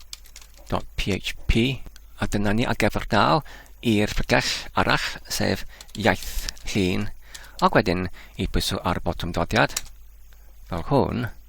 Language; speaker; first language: Welsh; non-native, fluent; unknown